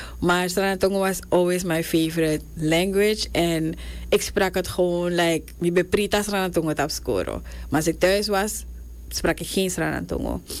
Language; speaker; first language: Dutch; native; Dutch